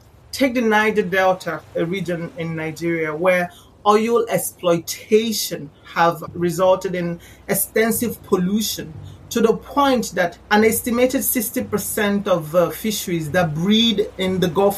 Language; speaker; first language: English; non-native, local second language; Igbo